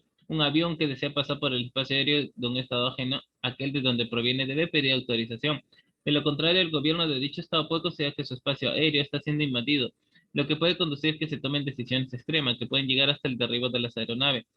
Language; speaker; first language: Spanish; native; Spanish